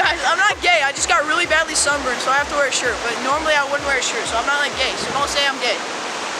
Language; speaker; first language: English; native; English